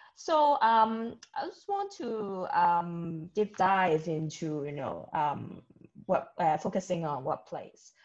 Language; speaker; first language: English; non-native, local second language; Cantonese